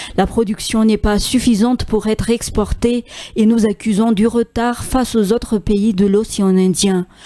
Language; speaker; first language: French; non-native, local second language; Malagasy